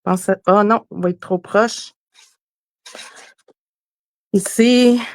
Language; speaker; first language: French; native; French